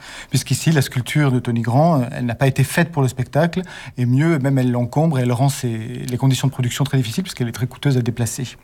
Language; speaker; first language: French; native; French